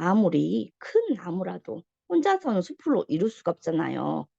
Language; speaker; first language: Korean; native; Korean